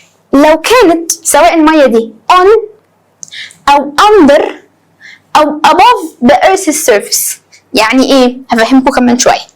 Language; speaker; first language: Arabic; native; Arabic